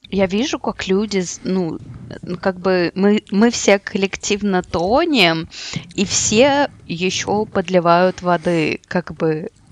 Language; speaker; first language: Russian; native; Russian